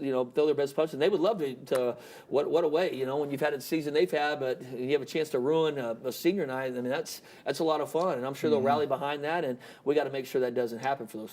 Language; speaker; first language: English; native; English